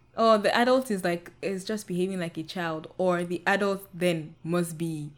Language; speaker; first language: English; non-native, local second language; Yoruba